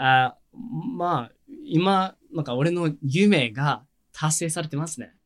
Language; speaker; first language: Japanese; non-native, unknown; English